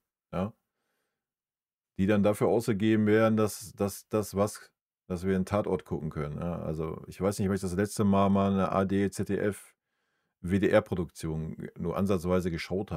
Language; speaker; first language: German; native; German